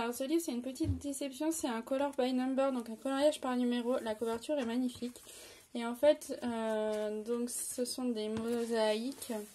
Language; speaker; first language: French; native; French